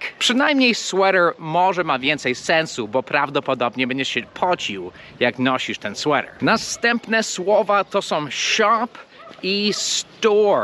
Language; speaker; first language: Polish; non-native, fluent; English